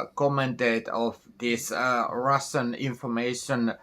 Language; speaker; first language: English; non-native, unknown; Finnish